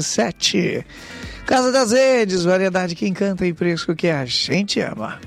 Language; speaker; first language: Portuguese; native; Portuguese